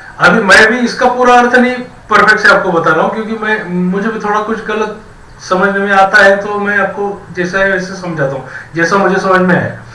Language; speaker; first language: Hindi; non-native, local second language; Marathi